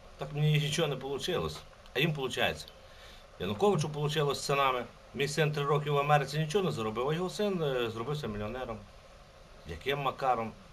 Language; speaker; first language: Ukrainian; native; Ukrainian